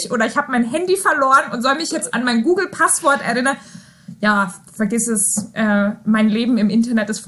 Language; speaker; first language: German; native; German